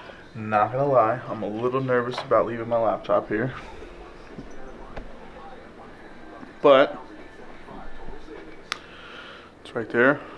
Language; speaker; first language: English; native; English